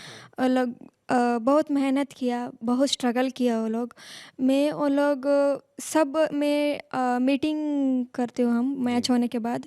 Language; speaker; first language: Hindi; non-native, local second language; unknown